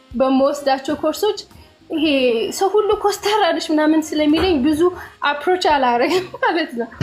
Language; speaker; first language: Amharic; early bilingual, heritage; Amharic